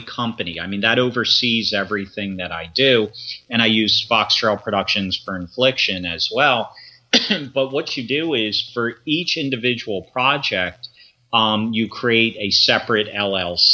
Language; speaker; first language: English; native; English